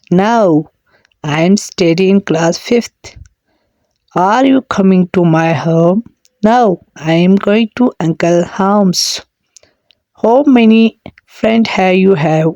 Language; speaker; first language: English; non-native, learner; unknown